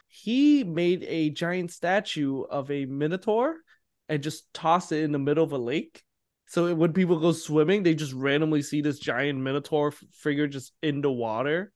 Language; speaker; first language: English; early bilingual, other home language; Vietnamese